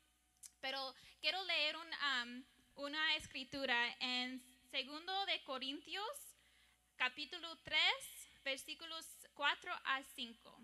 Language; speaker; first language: Spanish; early bilingual, heritage; English